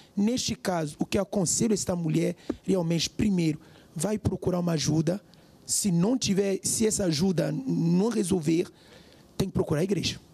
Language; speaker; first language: Portuguese; non-native, fluent; French